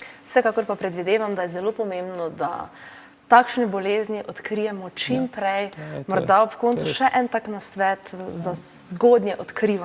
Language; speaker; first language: Slovenian; native; Slovenian